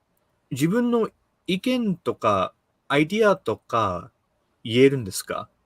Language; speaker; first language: Japanese; early bilingual, heritage; Japanese